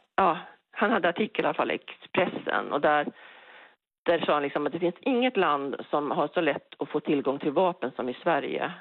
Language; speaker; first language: Swedish; native; Swedish